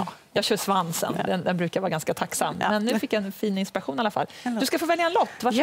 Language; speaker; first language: Swedish; native; Swedish